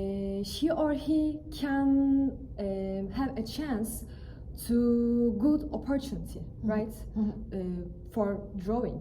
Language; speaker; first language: English; non-native, fluent; Turkish